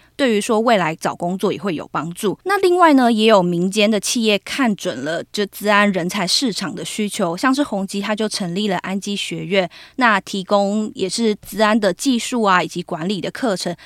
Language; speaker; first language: Chinese; native; Chinese